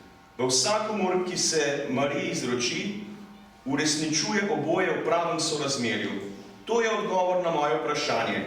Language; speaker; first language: Slovenian; native; Slovenian